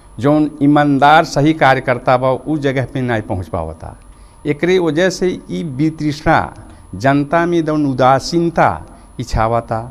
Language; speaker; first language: Bhojpuri; non-native, local second language; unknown